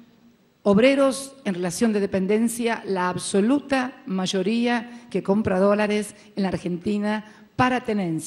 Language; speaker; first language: Spanish; native; Spanish